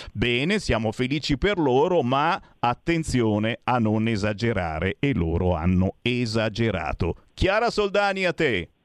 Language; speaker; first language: Italian; native; Italian